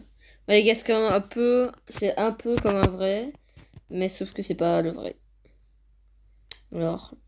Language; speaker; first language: French; native; French